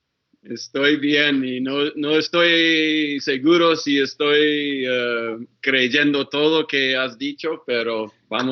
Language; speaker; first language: Spanish; non-native, fluent; English